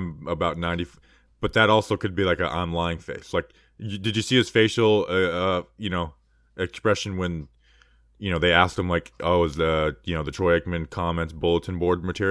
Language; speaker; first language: English; native; English